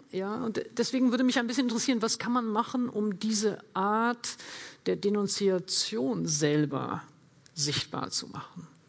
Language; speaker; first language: German; native; German